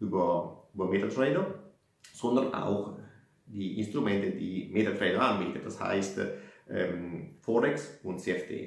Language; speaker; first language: German; non-native, fluent; Italian